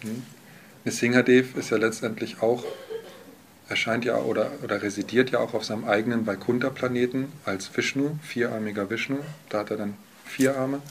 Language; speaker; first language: German; native; German